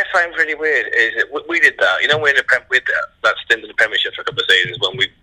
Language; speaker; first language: English; native; English